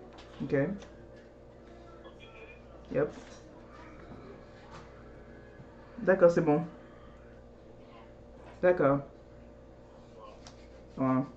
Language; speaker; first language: French; native; French